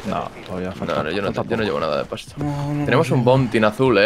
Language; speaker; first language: Spanish; native; Spanish